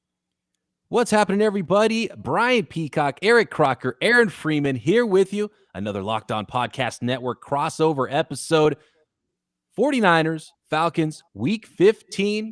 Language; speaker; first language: English; native; English